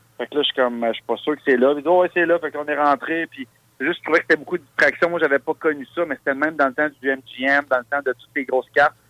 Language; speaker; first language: French; native; French